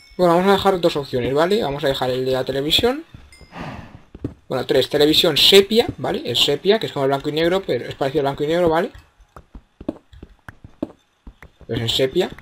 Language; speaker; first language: Spanish; native; Spanish